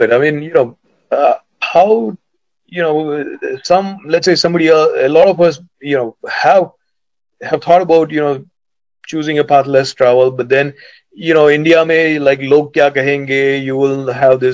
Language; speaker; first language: English; non-native, local second language; Hindi